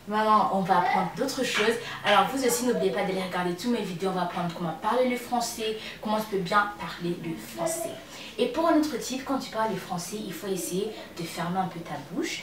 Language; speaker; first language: French; non-native, local second language; Kinyarwanda